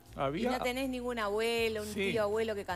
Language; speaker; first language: Spanish; native; Spanish